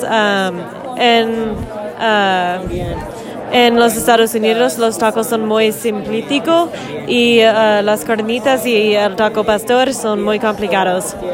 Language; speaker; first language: Spanish; non-native, learner; English